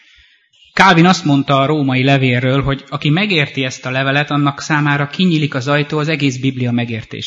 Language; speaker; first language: Hungarian; native; Hungarian